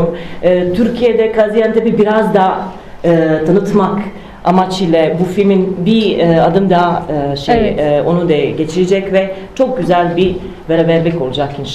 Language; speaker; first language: Turkish; non-native, fluent; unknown